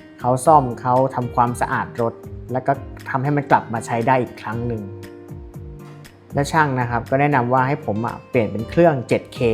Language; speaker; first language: Thai; native; Thai